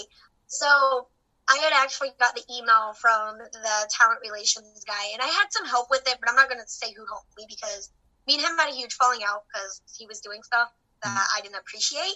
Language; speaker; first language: English; native; English